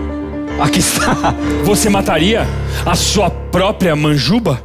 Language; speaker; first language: Portuguese; native; Portuguese